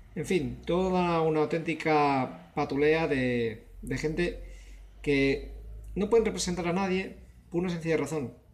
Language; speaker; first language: Spanish; native; Spanish